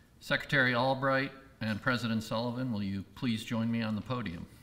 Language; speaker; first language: English; native; English